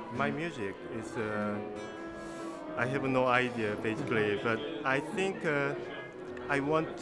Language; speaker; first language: English; non-native, learner; Korean